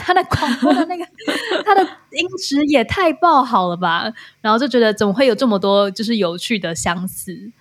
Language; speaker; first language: Chinese; native; Chinese